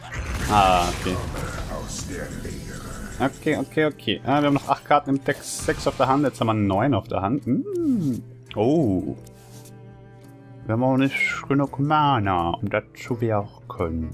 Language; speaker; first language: German; native; German